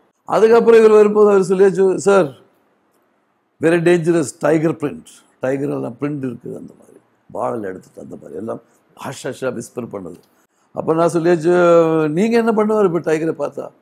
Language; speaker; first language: Tamil; non-native, learner; Malayalam